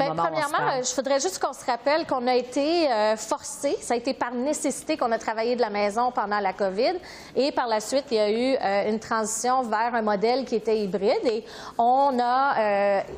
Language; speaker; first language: French; native; French